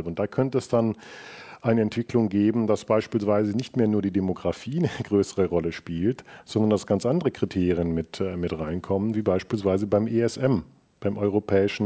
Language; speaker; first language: German; native; German